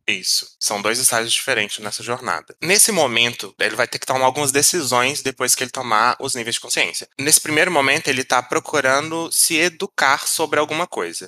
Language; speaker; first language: Portuguese; native; Portuguese